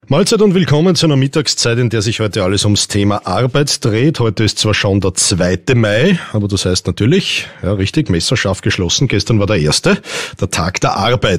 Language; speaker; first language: German; native; German